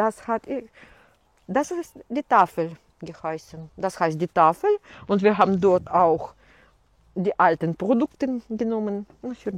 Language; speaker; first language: German; non-native, fluent; Russian